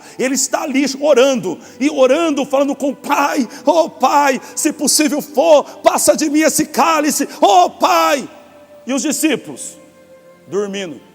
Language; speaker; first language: Portuguese; native; Portuguese